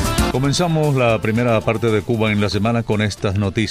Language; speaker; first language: Spanish; native; Spanish